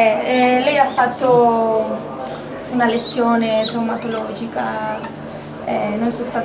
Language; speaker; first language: Italian; non-native, learner; Spanish